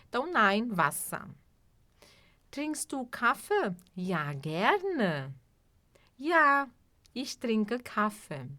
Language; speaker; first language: German; non-native, fluent; Portuguese